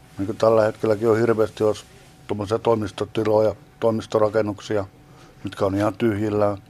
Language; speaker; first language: Finnish; native; Finnish